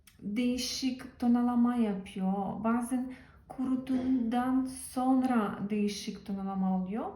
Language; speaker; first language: Turkish; non-native, learner; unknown